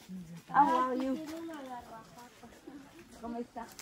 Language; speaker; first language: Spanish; non-native, learner; French